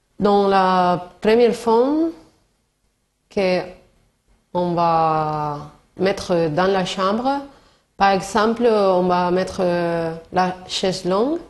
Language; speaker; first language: French; non-native, learner; Spanish